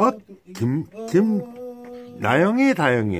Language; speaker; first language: Korean; native; Korean